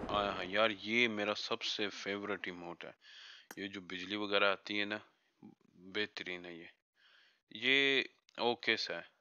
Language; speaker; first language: Urdu; non-native, local second language; Punjabi